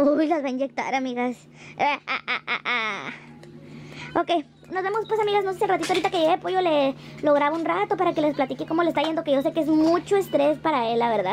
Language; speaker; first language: Spanish; native; Spanish